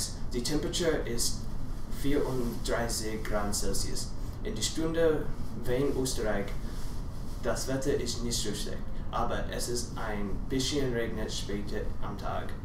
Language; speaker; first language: German; non-native, learner; English